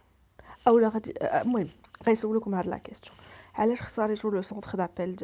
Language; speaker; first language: Arabic; native; Arabic